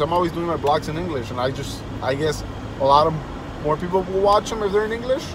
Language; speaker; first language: English; early bilingual, other home language; Spanish